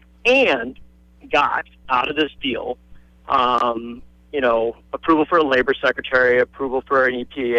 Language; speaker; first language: English; native; English